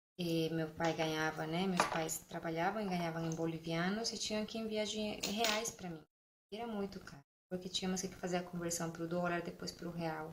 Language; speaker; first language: Portuguese; non-native, fluent; Spanish